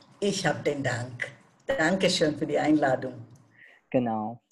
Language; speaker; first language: German; non-native, fluent; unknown